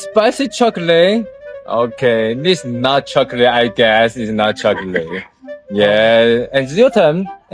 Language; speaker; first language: English; non-native, learner; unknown